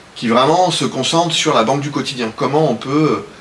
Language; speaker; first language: French; native; French